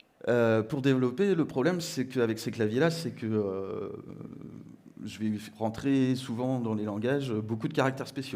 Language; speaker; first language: French; native; French